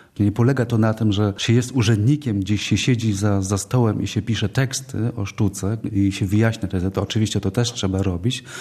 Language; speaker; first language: Polish; native; Polish